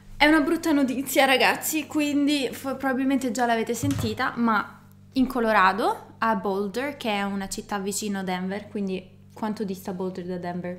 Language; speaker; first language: Italian; native; Italian